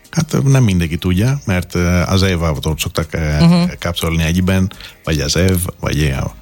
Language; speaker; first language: Hungarian; non-native, fluent; Greek